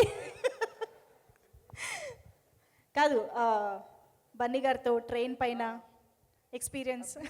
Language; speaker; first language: Telugu; native; Telugu